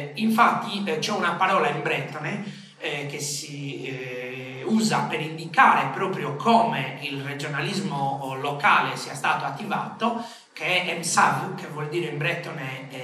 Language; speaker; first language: Italian; native; Italian